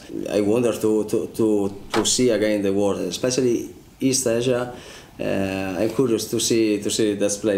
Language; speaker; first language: English; non-native, learner; Italian